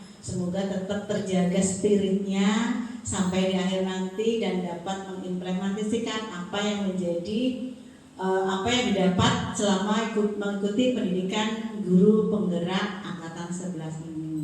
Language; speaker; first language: Indonesian; native; Indonesian